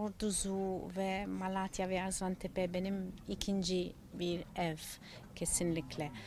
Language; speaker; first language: Turkish; non-native, learner; Italian